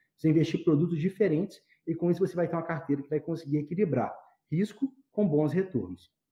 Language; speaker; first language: Portuguese; native; Portuguese